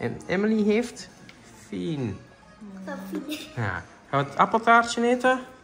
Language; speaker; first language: Dutch; native; Dutch